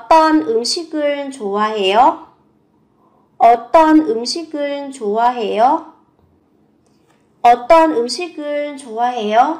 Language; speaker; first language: Korean; non-native, fluent; Vietnamese